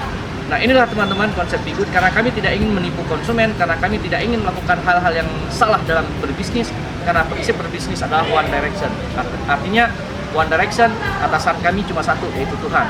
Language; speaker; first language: Indonesian; native; Indonesian